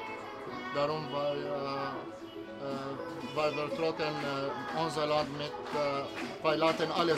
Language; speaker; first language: Dutch; non-native, learner; Arabic